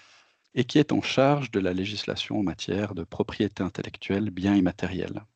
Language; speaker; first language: French; native; French